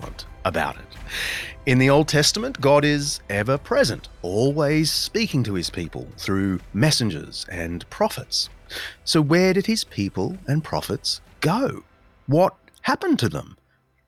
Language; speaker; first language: English; native; English